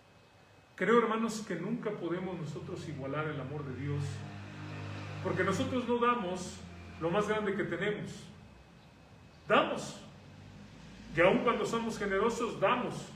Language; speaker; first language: Spanish; native; Spanish